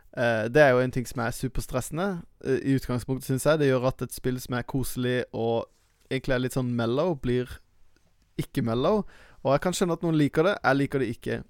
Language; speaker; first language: Norwegian; native; Norwegian